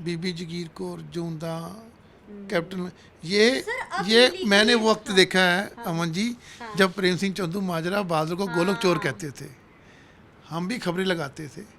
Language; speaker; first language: Hindi; non-native, local second language; Punjabi